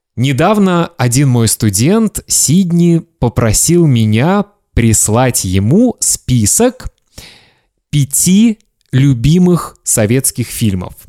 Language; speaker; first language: Russian; native; Russian